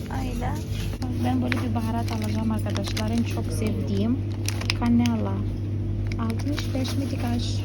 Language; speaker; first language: Turkish; non-native, fluent; Portuguese